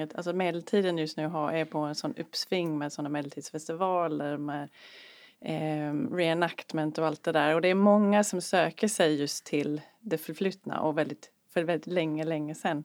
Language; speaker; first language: Swedish; non-native, fluent; English